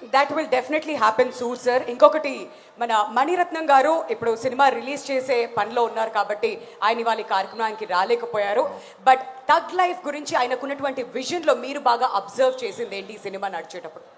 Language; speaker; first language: Telugu; native; Telugu